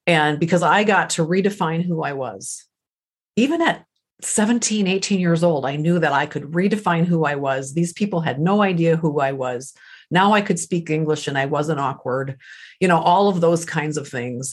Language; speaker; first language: English; early bilingual, other home language; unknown